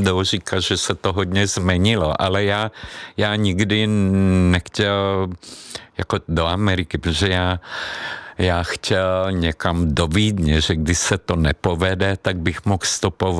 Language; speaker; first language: Czech; non-native, fluent; Hungarian